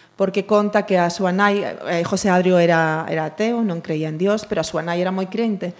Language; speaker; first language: Galician; non-native, local second language; Spanish